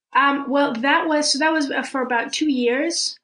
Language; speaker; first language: English; early bilingual, other home language; Russian